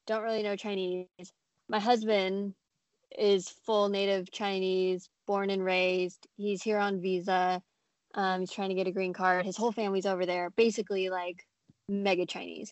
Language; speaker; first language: English; native; English